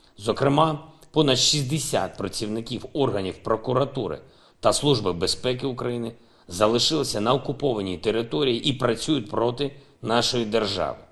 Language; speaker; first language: Ukrainian; non-native, local second language; Russian